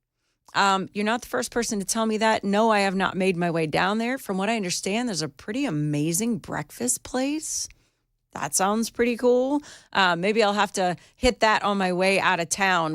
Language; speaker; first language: English; native; English